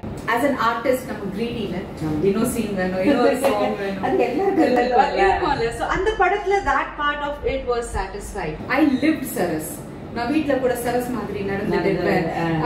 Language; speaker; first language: Tamil; non-native, local second language; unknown